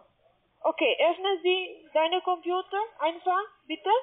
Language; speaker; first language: German; non-native, learner; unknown